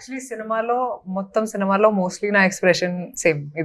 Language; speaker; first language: Telugu; non-native, fluent; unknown